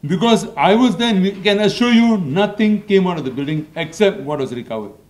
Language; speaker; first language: English; non-native, local second language; Malay